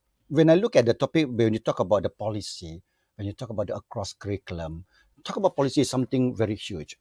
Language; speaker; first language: English; non-native, local second language; Malay